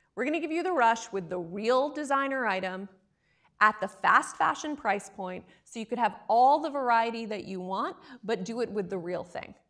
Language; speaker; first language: English; native; English